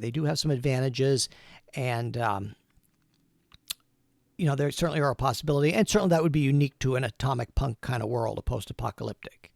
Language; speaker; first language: English; native; English